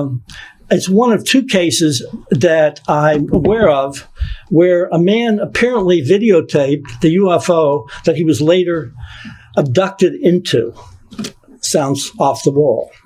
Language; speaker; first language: English; native; English